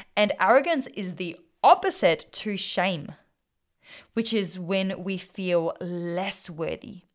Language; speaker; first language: English; non-native, local second language; Vietnamese